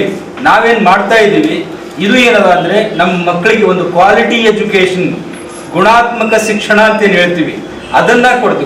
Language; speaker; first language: Kannada; native; Kannada